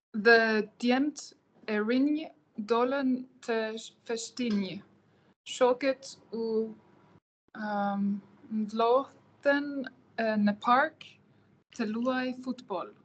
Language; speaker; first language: Albanian; non-native, learner; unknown